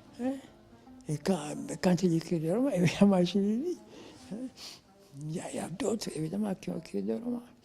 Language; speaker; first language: French; non-native, local second language; Wolof